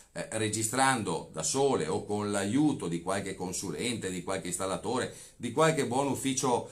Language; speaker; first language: Italian; native; Italian